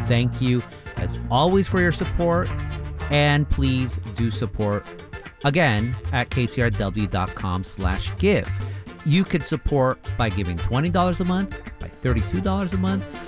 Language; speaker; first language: English; early bilingual, other home language; Spanish